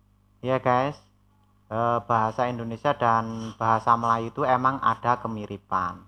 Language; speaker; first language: Indonesian; native; Indonesian